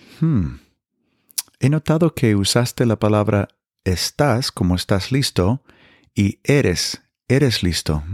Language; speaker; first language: Spanish; non-native, fluent; English